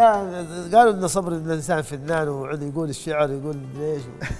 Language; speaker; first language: Arabic; native; Arabic